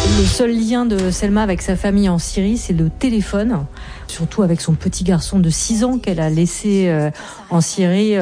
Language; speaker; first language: French; native; French